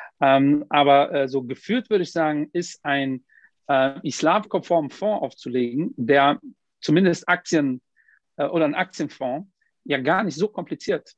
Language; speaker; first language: German; early bilingual, other home language; Portuguese